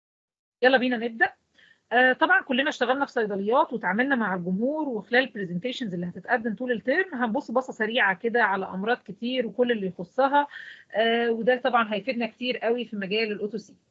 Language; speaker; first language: Arabic; native; Arabic